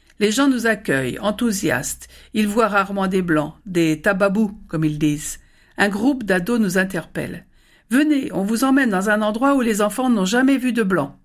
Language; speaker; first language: French; native; French